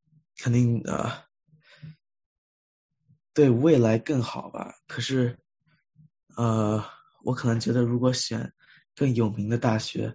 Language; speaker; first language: Chinese; early bilingual, heritage; Chinese